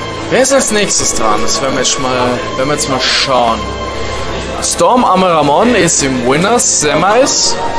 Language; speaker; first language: German; native; German